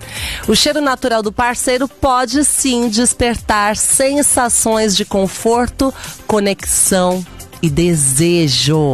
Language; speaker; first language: Portuguese; native; Portuguese